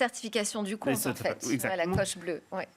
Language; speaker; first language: French; native; French